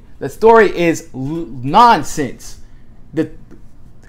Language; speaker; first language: English; native; English